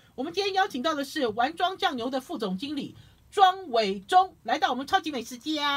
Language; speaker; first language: Chinese; native; Chinese